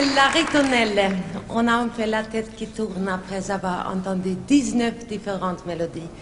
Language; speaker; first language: French; non-native, fluent; Swedish